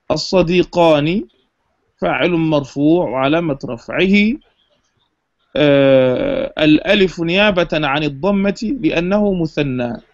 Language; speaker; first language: Arabic; non-native, fluent; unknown